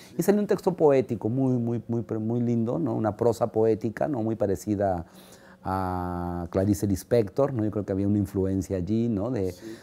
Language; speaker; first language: Spanish; native; Spanish